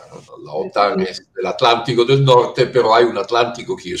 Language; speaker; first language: Spanish; non-native, fluent; Italian